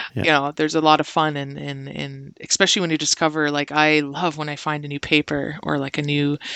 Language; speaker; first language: English; native; English